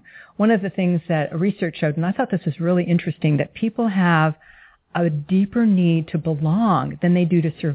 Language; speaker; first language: English; native; English